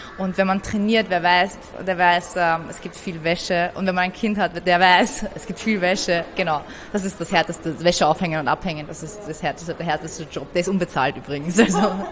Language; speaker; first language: German; early bilingual, other home language; Persian